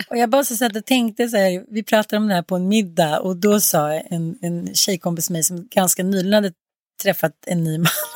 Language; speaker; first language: Swedish; native; Swedish